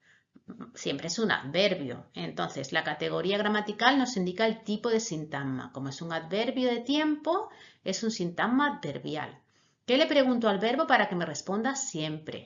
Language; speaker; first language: Spanish; native; Spanish